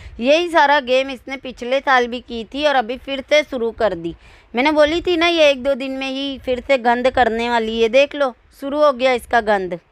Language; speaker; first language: Hindi; native; Hindi